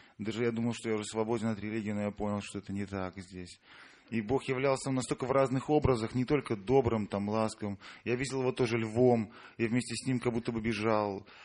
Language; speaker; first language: Russian; native; Russian